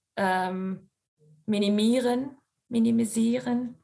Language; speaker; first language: German; non-native, fluent; English